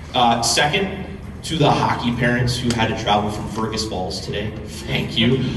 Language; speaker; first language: English; native; English